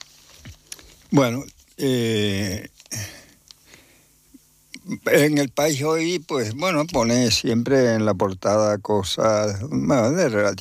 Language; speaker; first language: Spanish; native; Spanish